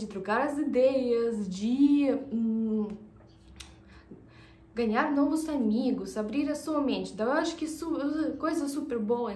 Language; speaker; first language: Portuguese; non-native, fluent; Russian